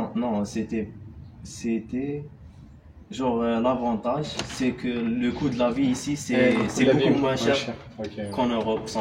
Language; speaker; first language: French; non-native, local second language; Arabic